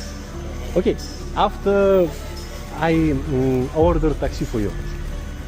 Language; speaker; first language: English; non-native, learner; Russian